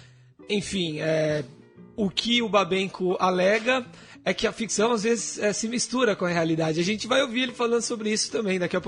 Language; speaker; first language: Portuguese; native; Portuguese